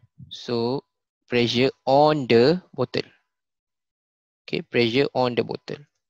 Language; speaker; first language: English; non-native, local second language; Malay